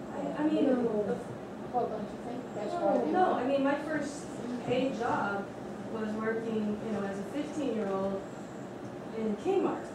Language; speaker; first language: English; native; English